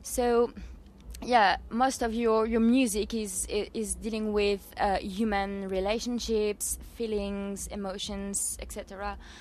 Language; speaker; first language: English; non-native, fluent; French